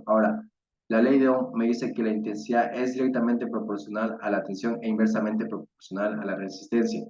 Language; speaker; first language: Spanish; native; Spanish